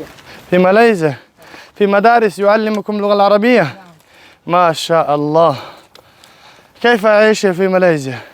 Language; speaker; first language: Arabic; non-native, learner; Tajik